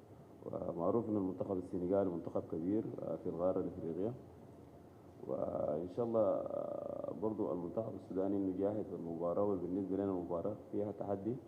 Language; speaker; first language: Arabic; native; Arabic